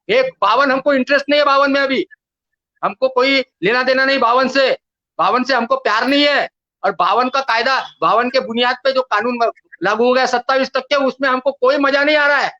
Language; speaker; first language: Hindi; non-native, local second language; Marathi